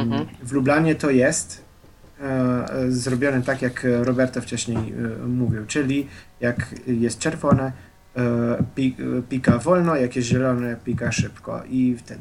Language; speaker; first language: Polish; non-native, fluent; Slovenian